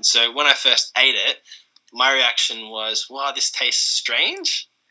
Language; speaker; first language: English; native; English